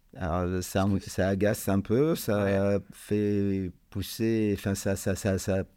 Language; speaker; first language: French; non-native, local second language; Arabic